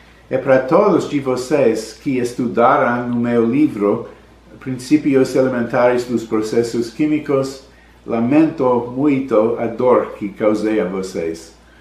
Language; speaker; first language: Portuguese; non-native, learner; English